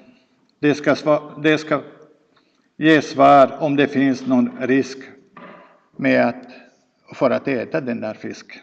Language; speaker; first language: Swedish; non-native, fluent; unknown